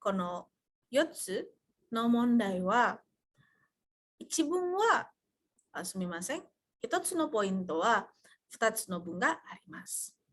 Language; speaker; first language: Japanese; non-native, fluent; Indonesian